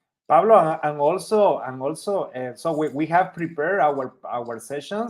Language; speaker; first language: English; non-native, fluent; Spanish